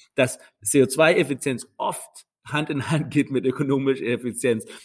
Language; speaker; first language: German; non-native, fluent; Danish